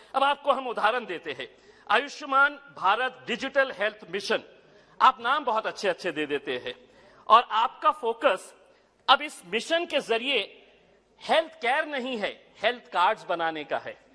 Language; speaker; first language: Hindi; non-native, local second language; Urdu